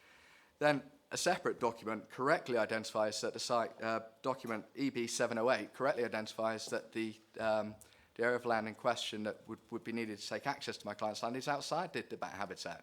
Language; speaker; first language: English; native; English